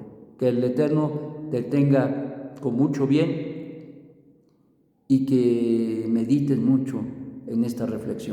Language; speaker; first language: Spanish; native; Spanish